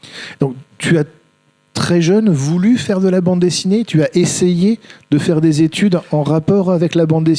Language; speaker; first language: French; native; French